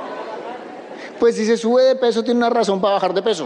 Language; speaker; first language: Spanish; native; Spanish